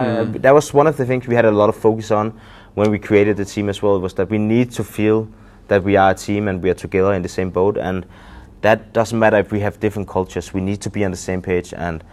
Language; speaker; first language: English; non-native, fluent; Danish